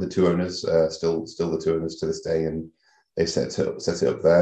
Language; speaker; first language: English; native; English